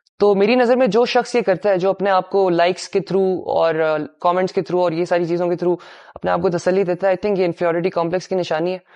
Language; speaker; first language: Urdu; early bilingual, heritage; Urdu